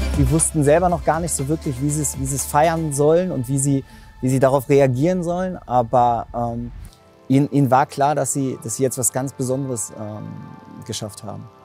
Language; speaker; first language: German; native; German